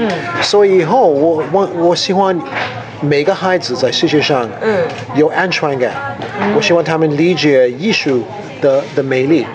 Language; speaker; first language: Chinese; non-native, fluent; English